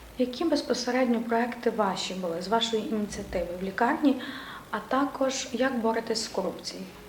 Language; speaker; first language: Ukrainian; native; Ukrainian